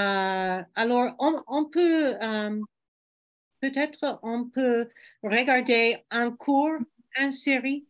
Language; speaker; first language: French; non-native, fluent; English